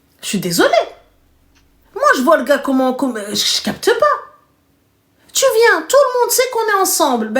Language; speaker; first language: French; early bilingual, other home language; Arabic